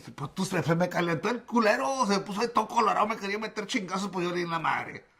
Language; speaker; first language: Spanish; early bilingual, heritage; Spanish